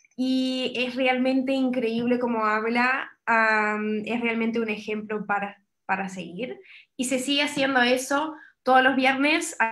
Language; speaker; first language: Spanish; early bilingual, heritage; Spanish